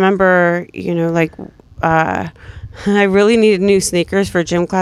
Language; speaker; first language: English; native; English